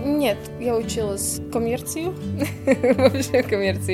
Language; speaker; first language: Russian; non-native, local second language; Latvian